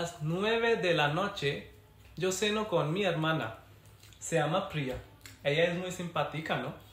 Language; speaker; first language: Spanish; non-native, learner; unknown